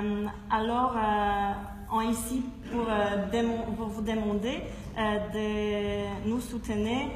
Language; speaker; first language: French; non-native, fluent; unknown